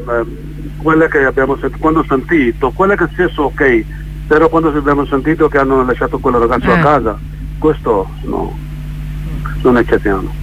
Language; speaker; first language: Italian; non-native, learner; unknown